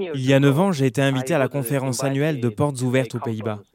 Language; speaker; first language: French; non-native, fluent; Korean